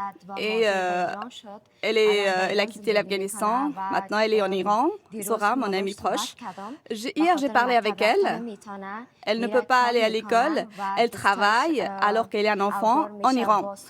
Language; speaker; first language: French; non-native, learner; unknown